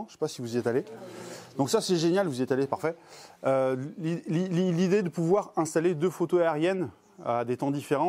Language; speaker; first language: French; native; French